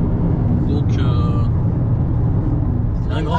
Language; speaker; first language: French; native; French